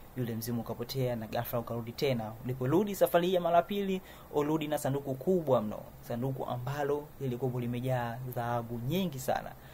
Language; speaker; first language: Swahili; native; Swahili